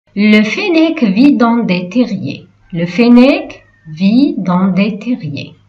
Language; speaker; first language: French; non-native, local second language; Arabic